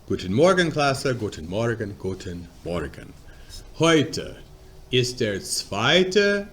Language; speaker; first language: German; non-native, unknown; English